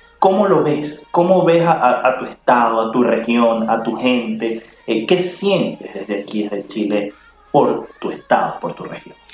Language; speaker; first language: Spanish; native; Spanish